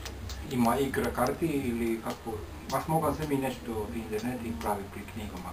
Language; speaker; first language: Bulgarian; non-native, learner; Finnish